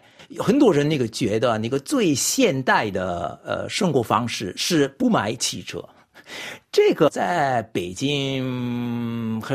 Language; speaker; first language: Chinese; non-native, fluent; French